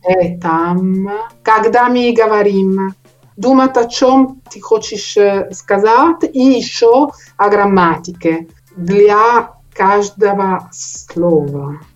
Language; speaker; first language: Russian; non-native, learner; Italian